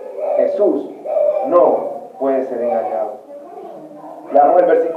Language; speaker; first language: Spanish; native; Spanish